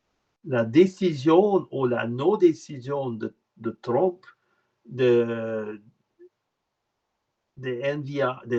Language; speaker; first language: Spanish; non-native, learner; French